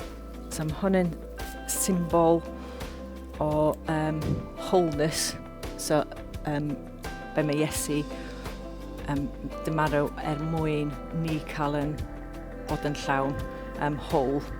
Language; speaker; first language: Welsh; non-native, local second language; English